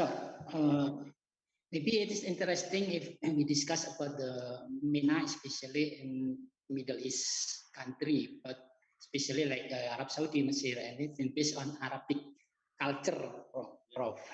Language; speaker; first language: English; non-native, learner; Indonesian